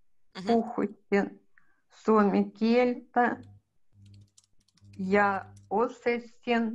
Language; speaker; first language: Finnish; non-native, learner; Russian